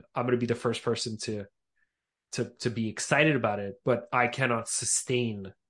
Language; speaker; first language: English; native; English